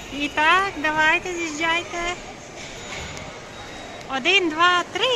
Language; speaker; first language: Ukrainian; native; Ukrainian